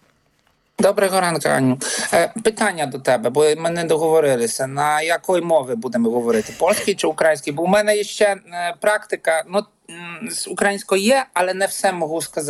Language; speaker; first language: Ukrainian; non-native, learner; Polish